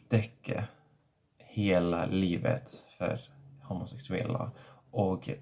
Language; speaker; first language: Swedish; non-native, fluent; Catalan